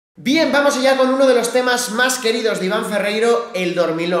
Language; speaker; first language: Spanish; native; Spanish